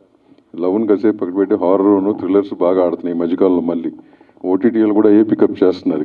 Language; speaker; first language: Telugu; native; Telugu